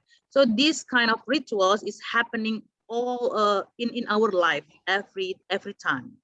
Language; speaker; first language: English; non-native, fluent; Indonesian